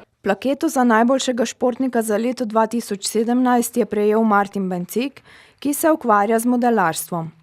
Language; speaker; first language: Slovenian; native; Slovenian